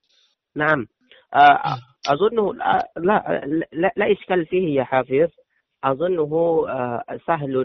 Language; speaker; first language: Arabic; non-native, learner; Indonesian